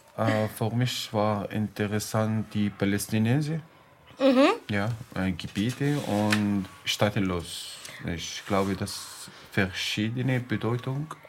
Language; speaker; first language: German; non-native, learner; Arabic